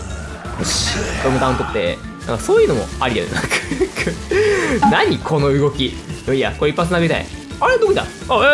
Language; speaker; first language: Japanese; native; Japanese